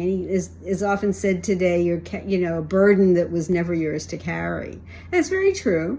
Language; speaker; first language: English; native; English